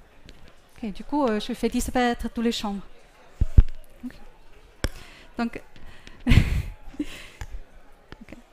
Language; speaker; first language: French; non-native, fluent; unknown